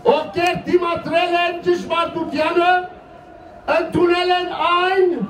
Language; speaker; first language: Armenian; early bilingual, heritage; Armenian